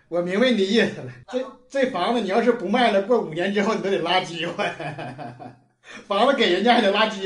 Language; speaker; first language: Chinese; native; Chinese